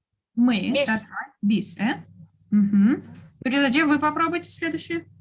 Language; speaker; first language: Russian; native; Russian